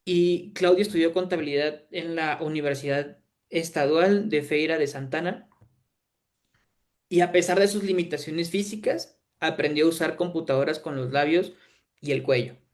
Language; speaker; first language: Spanish; native; Spanish